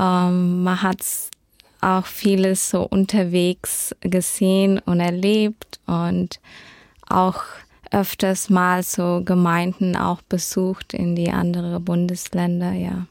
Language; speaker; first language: German; early bilingual, heritage; German